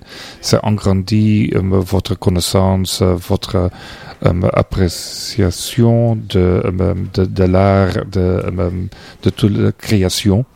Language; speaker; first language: French; non-native, learner; Dutch